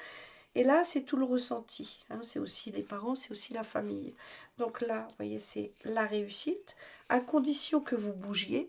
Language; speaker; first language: French; native; French